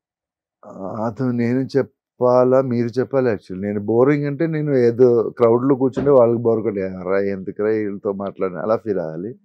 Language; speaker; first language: Telugu; non-native, local second language; Malayalam